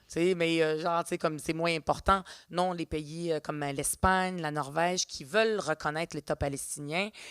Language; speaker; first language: French; early bilingual, other home language; Arabic